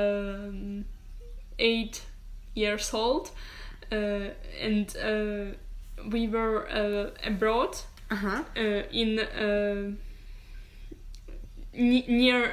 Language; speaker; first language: English; non-native, learner; Ukrainian